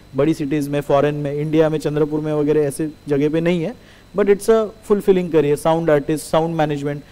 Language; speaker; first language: Hindi; non-native, local second language; Marathi